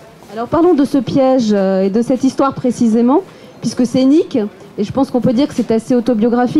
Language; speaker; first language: French; native; French